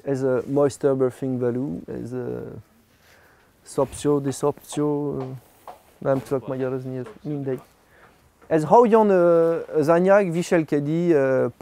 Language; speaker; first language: Hungarian; non-native, learner; French